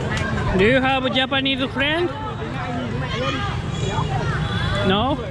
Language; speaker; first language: English; non-native, learner; Japanese